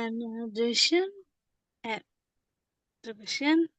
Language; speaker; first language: German; non-native, learner; Indonesian